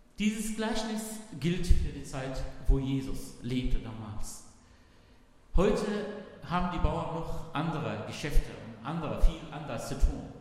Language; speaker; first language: German; non-native, fluent; Arabic